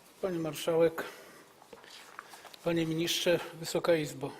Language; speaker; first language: Polish; native; Polish